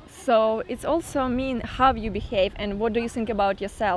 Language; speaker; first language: English; non-native, fluent; Russian